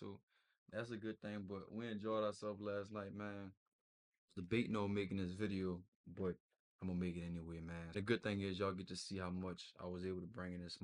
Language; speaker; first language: English; native; English